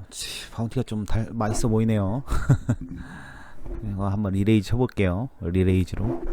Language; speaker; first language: Korean; native; Korean